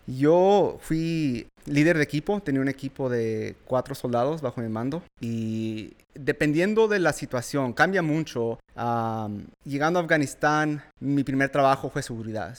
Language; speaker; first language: Spanish; early bilingual, heritage; Spanish